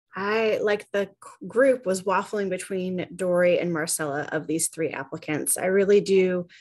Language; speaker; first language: English; native; English